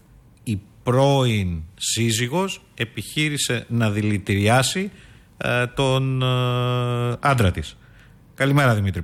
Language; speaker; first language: Greek; native; Greek